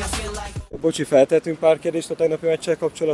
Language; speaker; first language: Hungarian; native; Hungarian